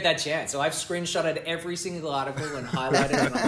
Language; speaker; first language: English; native; English